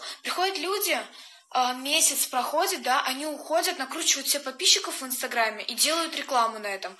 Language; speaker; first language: Russian; native; Russian